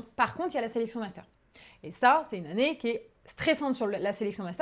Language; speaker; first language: French; native; French